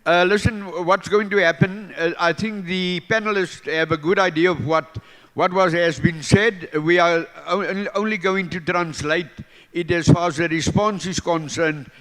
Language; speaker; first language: English; non-native, local second language; Afrikaans